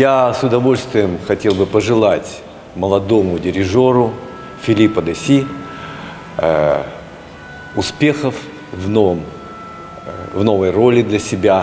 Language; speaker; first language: Russian; native; Russian